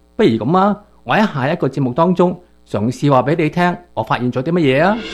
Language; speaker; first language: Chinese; non-native, local second language; Cantonese